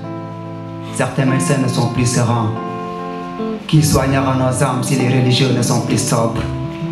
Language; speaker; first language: French; non-native, local second language; Wolof